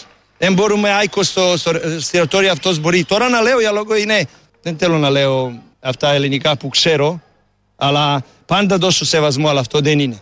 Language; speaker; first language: Greek; non-native, learner; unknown